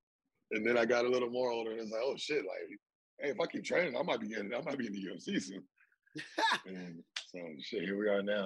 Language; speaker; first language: English; native; English